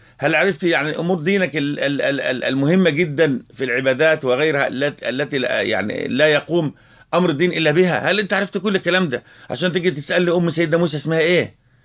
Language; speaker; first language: Arabic; native; Arabic